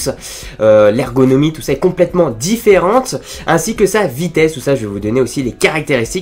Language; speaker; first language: French; native; French